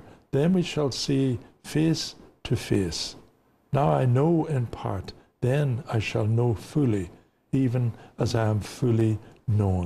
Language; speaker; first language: English; native; English